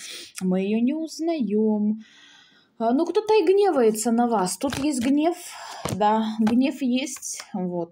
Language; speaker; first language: Russian; native; Russian